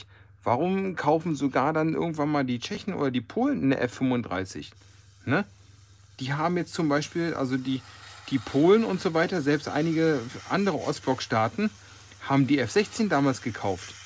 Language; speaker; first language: German; native; German